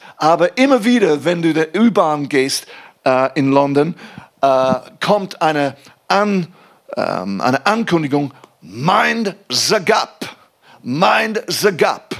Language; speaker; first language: German; non-native, fluent; English